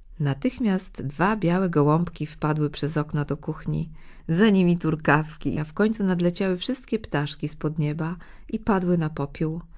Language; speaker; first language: Polish; native; Polish